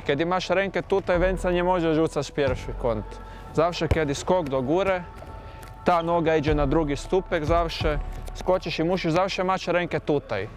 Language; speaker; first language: Polish; non-native, learner; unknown